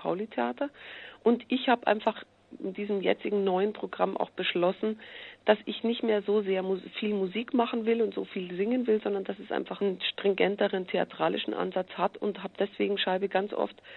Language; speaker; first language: German; native; German